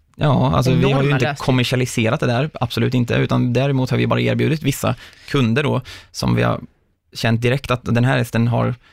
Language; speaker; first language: Swedish; native; Swedish